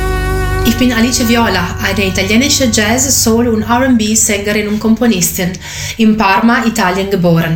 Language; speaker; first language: German; non-native, learner; Italian